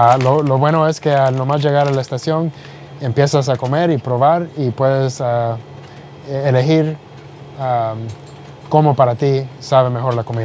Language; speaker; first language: Spanish; early bilingual, heritage; Spanish